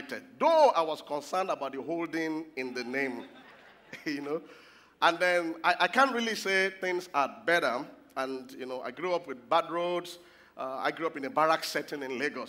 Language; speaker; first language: English; non-native, local second language; Yoruba